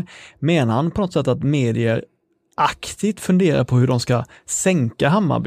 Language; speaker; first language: Swedish; native; Swedish